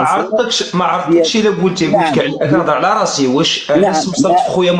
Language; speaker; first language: Arabic; native; Arabic